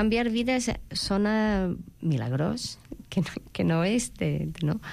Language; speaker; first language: Catalan; non-native, fluent; English